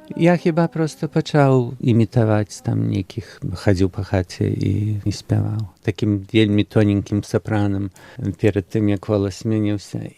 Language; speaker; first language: Belarusian; early bilingual, heritage; Belarusian